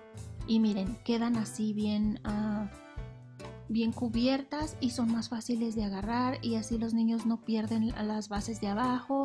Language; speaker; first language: Spanish; native; Spanish